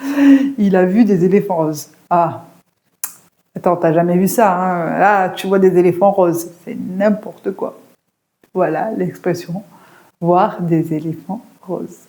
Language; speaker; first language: French; native; French